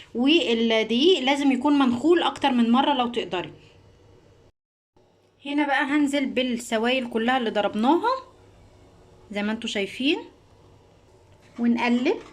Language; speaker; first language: Arabic; native; Arabic